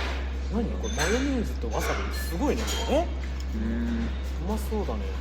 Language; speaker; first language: Japanese; native; Japanese